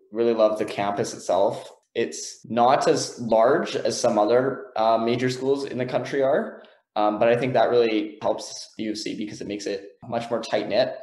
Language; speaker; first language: English; native; English